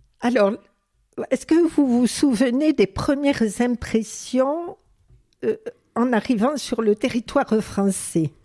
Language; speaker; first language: French; native; French